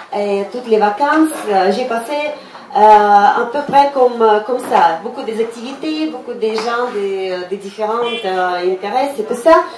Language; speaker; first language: French; non-native, fluent; Russian